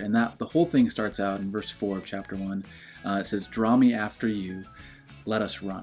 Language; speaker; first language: English; native; English